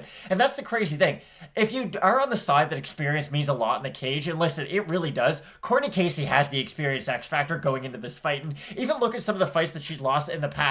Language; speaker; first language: English; native; English